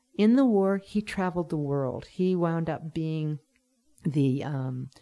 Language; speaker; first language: English; native; English